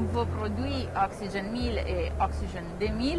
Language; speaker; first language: French; non-native, fluent; Italian